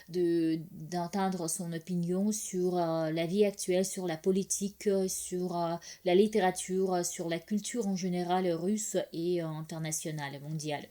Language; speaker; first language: French; non-native, fluent; Russian